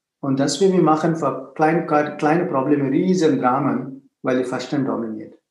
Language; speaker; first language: German; non-native, fluent; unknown